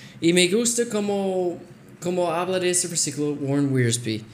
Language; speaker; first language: Spanish; non-native, fluent; English